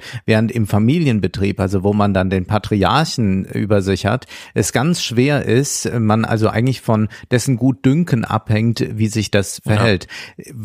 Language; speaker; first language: German; native; German